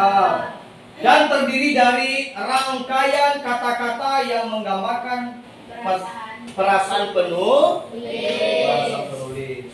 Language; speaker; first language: Indonesian; native; Indonesian